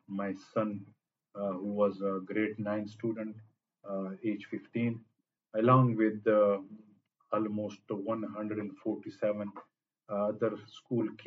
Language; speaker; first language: English; non-native, local second language; Pashto